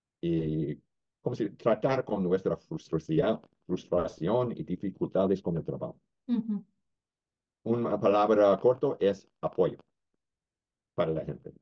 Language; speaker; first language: Spanish; non-native, fluent; English